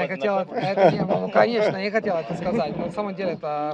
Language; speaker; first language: Russian; non-native, fluent; Italian